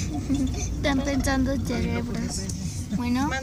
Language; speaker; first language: Spanish; native; Spanish